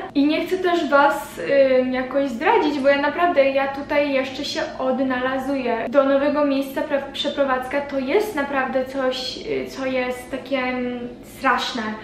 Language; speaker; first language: Polish; early bilingual, heritage; Polish